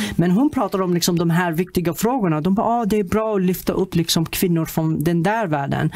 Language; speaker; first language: Swedish; non-native, fluent; Arabic